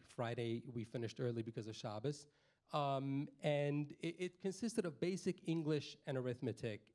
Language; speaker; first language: English; native; English